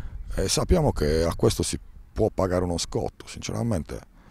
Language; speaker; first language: Italian; native; Italian